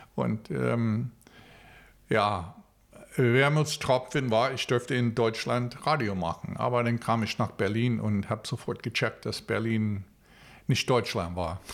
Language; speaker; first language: German; non-native, fluent; English